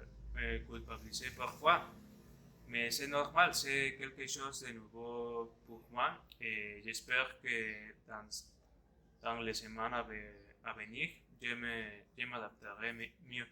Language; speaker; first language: French; non-native, learner; Spanish